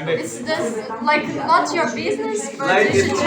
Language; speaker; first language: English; non-native, learner; Ukrainian